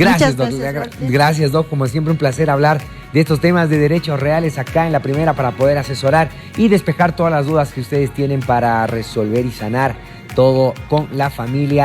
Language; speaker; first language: Spanish; native; Spanish